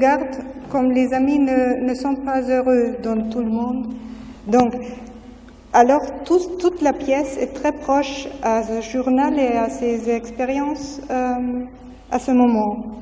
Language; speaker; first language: French; non-native, fluent; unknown